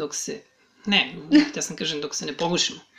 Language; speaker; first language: Serbian; native; Serbian